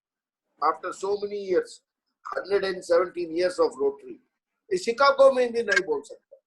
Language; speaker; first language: Hindi; non-native, local second language; Telugu